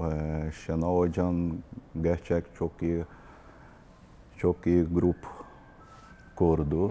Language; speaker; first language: Turkish; non-native, learner; Portuguese